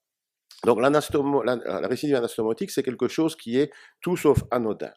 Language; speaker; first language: French; native; French